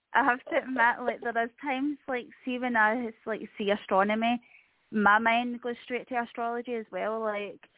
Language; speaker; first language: English; native; English